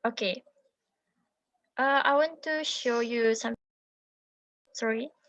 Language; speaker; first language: English; non-native, learner; Indonesian